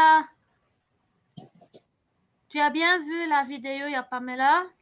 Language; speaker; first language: French; non-native, local second language; Arabic